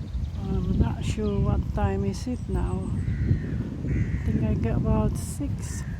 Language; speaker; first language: English; non-native, fluent; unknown